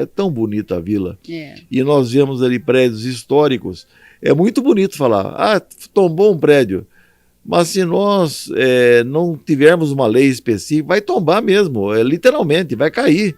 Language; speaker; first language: Portuguese; native; Portuguese